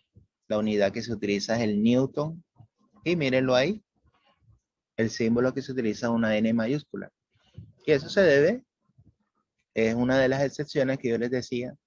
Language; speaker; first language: Spanish; native; Spanish